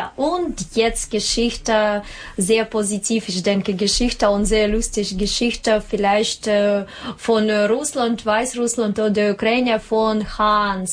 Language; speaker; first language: German; non-native, learner; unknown